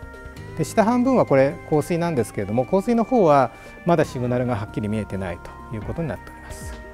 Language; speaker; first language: Japanese; native; Japanese